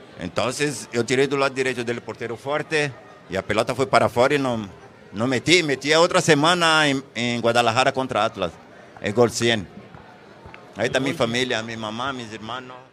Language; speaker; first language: Spanish; non-native, fluent; Portuguese